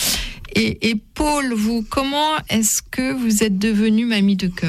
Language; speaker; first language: French; native; French